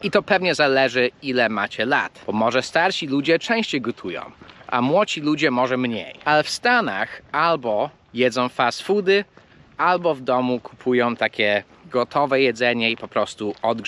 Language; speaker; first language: Polish; early bilingual, heritage; Polish